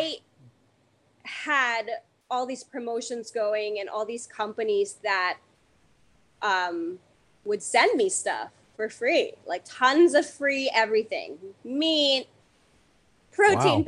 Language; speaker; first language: English; non-native, local second language; Filipino